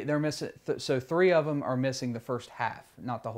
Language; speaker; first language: English; native; English